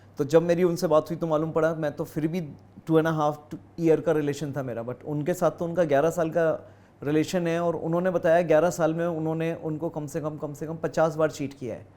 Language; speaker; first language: Hindi; native; Hindi